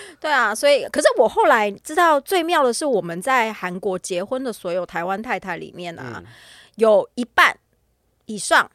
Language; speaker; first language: Chinese; native; Chinese